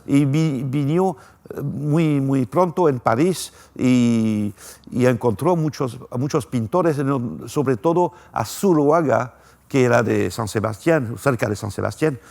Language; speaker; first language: Spanish; non-native, fluent; French